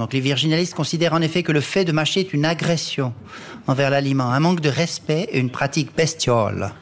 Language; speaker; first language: French; native; French